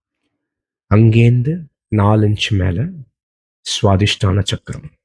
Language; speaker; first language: Tamil; native; Tamil